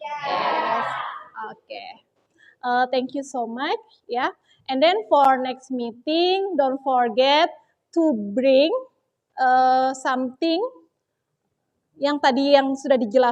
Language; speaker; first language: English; non-native, learner; Indonesian